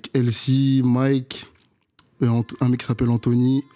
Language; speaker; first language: French; native; French